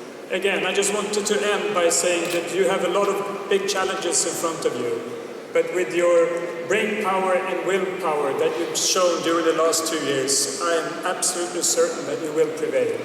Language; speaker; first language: English; non-native, fluent; Swedish